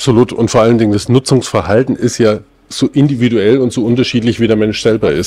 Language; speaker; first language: German; native; German